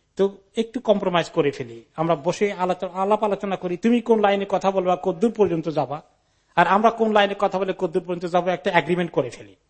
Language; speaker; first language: Bangla; native; Bangla